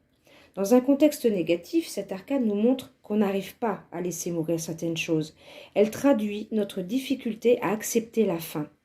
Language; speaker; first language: French; native; French